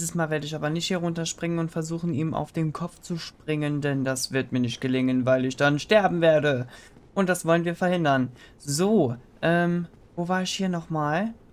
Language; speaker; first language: German; native; German